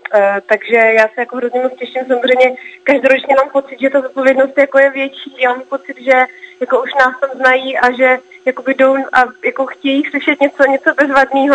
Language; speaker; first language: Czech; native; Czech